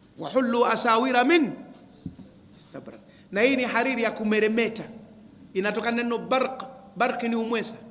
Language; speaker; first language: Swahili; native; Swahili